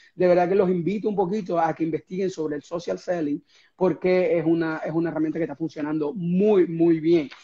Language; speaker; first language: Spanish; native; Spanish